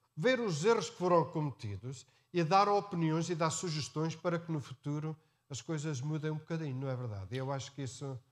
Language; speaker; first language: Portuguese; native; Portuguese